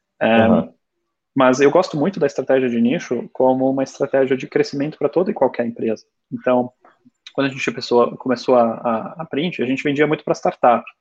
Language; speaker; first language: Portuguese; early bilingual, other home language; German